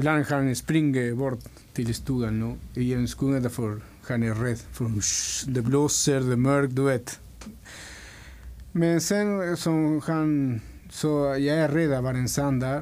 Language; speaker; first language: Swedish; non-native, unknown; Spanish